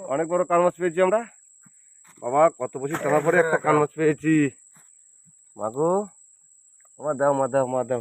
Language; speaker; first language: Bangla; native; Bangla